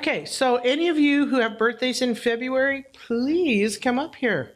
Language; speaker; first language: English; native; English